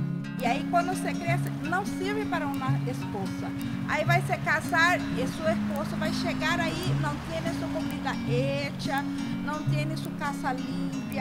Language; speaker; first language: Spanish; non-native, learner; Portuguese